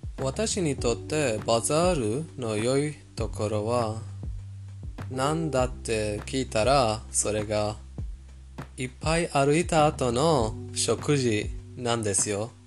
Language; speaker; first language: Japanese; non-native, fluent; Persian